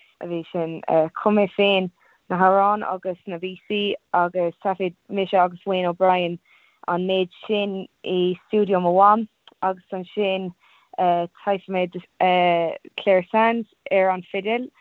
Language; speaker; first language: Irish; non-native, local second language; English